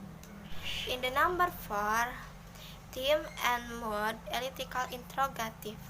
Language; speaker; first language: English; non-native, learner; Indonesian